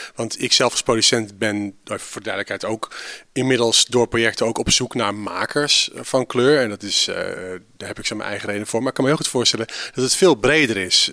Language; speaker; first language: Dutch; native; Dutch